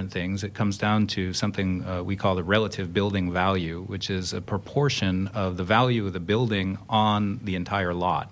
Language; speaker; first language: English; native; English